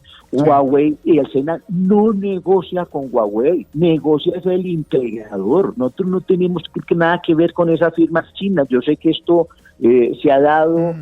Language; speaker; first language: Spanish; native; Spanish